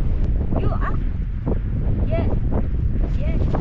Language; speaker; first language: English; non-native, learner; Mongolian